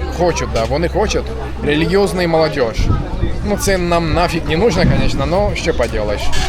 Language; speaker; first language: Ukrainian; non-native, local second language; Russian